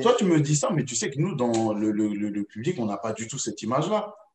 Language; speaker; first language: French; native; French